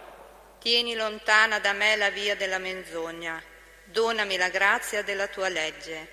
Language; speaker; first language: Italian; native; Italian